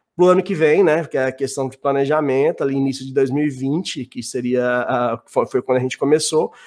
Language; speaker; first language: Portuguese; native; Portuguese